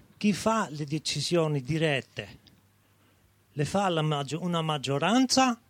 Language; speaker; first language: Italian; non-native, local second language; German